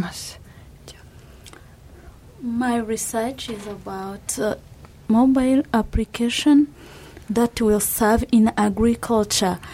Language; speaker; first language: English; non-native, local second language; Kinyarwanda